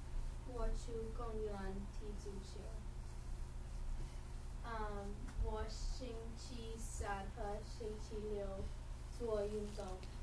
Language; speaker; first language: Chinese; non-native, learner; English